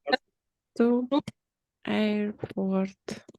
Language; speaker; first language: English; non-native, learner; Ukrainian